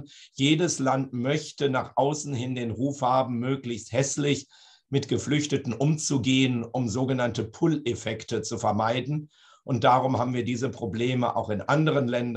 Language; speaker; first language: German; native; German